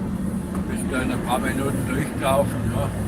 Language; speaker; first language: German; native; German